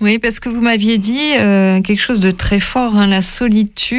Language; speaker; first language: French; native; French